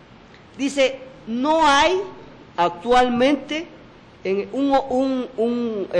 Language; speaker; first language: Spanish; native; Spanish